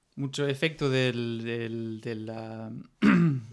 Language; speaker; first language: Spanish; non-native, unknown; German